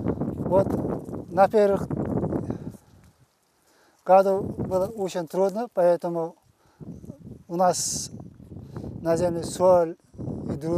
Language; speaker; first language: Russian; non-native, learner; Uzbek